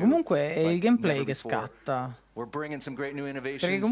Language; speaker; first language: Italian; native; Italian